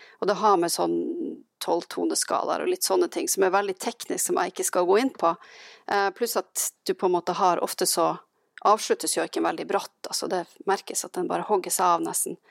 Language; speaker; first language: Norwegian; native; Norwegian